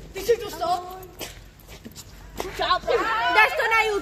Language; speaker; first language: Czech; native; Czech